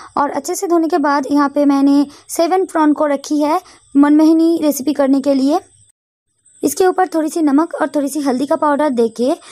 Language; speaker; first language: Hindi; non-native, local second language; Bangla